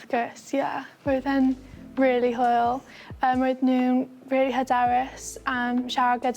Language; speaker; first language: Welsh; non-native, local second language; English